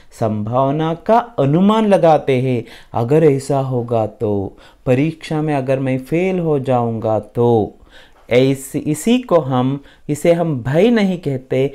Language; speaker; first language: Hindi; non-native, local second language; Kannada